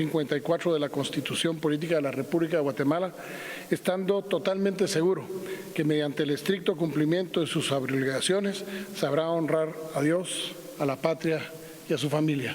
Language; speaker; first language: Spanish; native; Spanish